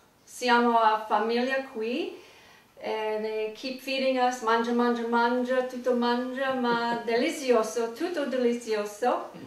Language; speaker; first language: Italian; non-native, learner; English